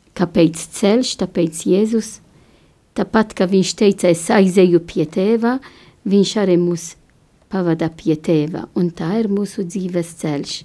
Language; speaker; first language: Latvian; non-native, learner; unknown